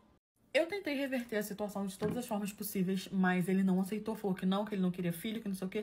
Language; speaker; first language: Portuguese; native; Portuguese